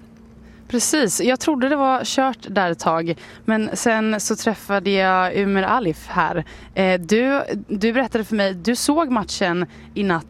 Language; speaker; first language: Swedish; native; Swedish